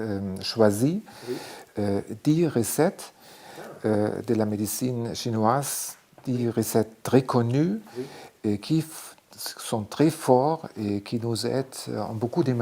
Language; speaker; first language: French; non-native, fluent; German